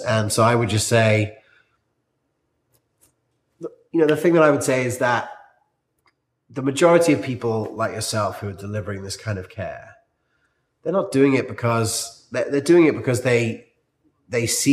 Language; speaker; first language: English; native; English